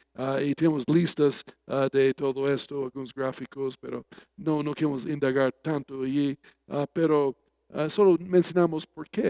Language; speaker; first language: Spanish; non-native, fluent; English